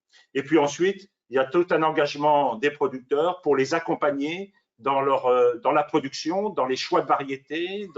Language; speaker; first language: French; native; French